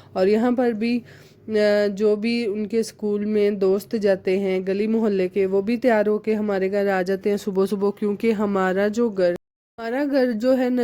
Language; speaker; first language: Urdu; non-native, local second language; Punjabi